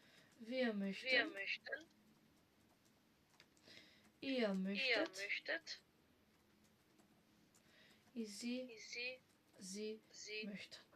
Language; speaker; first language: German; non-native, fluent; Macedonian